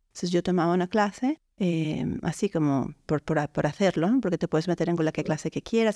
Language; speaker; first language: Spanish; native; Spanish